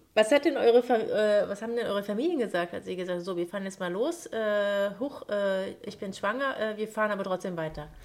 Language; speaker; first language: German; native; German